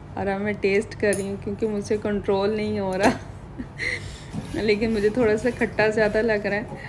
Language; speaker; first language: Urdu; native; Urdu